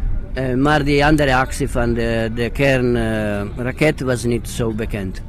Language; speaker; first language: Dutch; non-native, learner; Italian